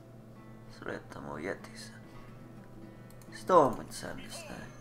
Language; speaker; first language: Japanese; non-native, learner; English